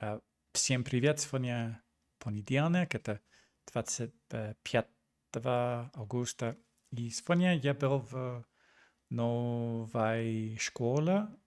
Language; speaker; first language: Russian; non-native, learner; English